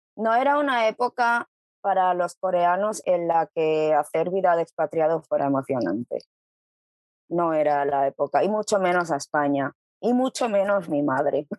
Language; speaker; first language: Spanish; early bilingual, other home language; Korean